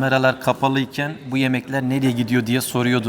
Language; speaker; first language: Turkish; native; Turkish